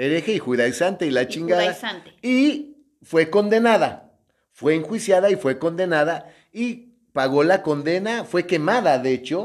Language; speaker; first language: Spanish; native; Spanish